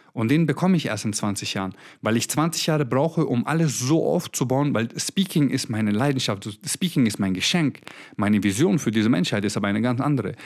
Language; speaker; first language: German; early bilingual, other home language; Croatian